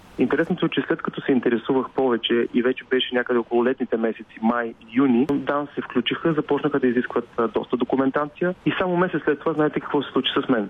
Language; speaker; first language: Bulgarian; native; Bulgarian